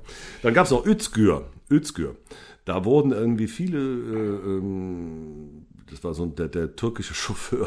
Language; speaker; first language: German; native; German